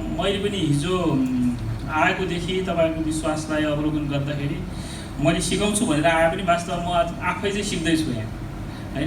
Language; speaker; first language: Nepali; native; Nepali